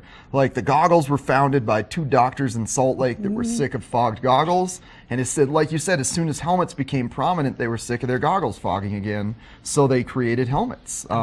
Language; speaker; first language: English; native; English